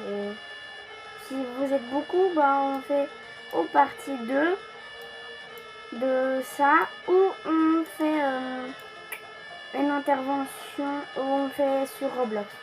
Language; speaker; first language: French; early bilingual, other home language; Polish